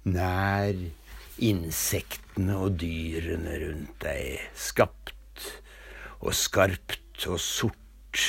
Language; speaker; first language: Norwegian; native; Norwegian